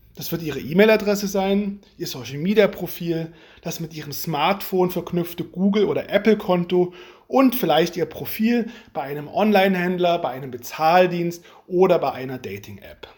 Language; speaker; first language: German; native; German